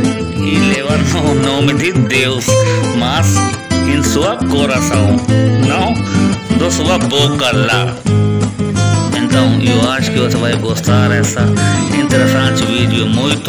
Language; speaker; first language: Portuguese; non-native, learner; Hindi